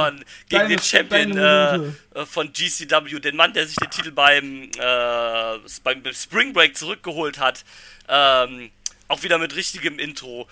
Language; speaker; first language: German; native; German